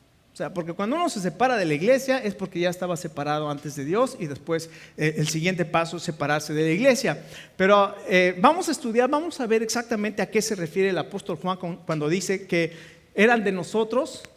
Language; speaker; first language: Spanish; native; Spanish